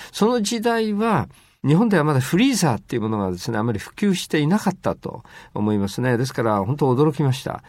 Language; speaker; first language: Japanese; native; Japanese